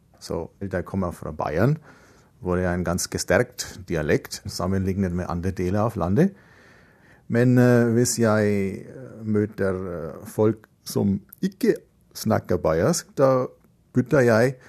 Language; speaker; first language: Norwegian; non-native, fluent; German